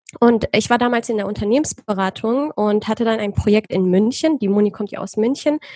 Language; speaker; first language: German; early bilingual, other home language; Persian